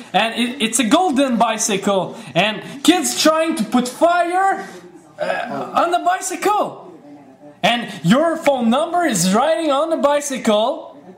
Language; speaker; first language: English; non-native, learner; French